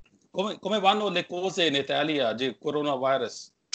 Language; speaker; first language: Italian; non-native, learner; Punjabi